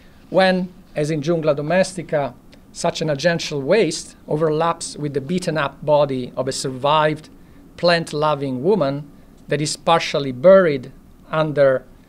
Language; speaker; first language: English; non-native, fluent; Italian